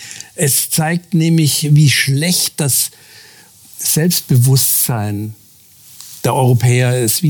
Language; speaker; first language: German; native; German